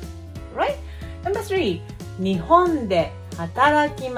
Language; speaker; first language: Japanese; non-native, fluent; English